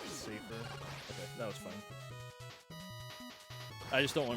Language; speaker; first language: English; native; English